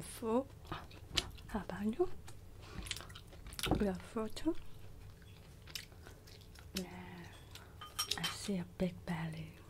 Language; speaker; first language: English; non-native, learner; Cantonese